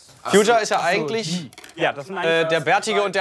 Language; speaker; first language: German; native; German